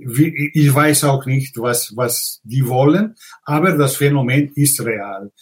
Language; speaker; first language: German; non-native, fluent; Italian